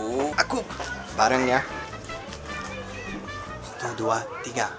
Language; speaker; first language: Indonesian; non-native, fluent; Portuguese